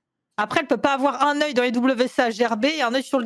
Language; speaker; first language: French; native; French